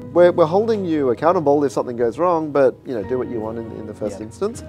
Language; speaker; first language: English; native; English